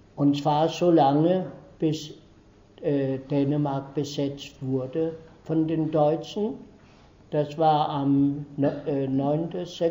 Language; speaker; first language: German; early bilingual, heritage; German